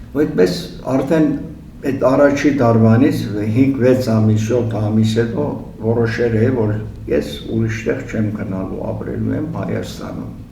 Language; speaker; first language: Armenian; early bilingual, heritage; Armenian